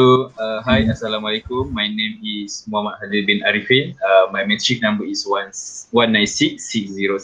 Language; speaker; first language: English; non-native, local second language; Malay